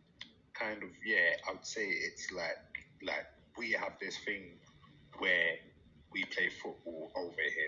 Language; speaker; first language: English; native; English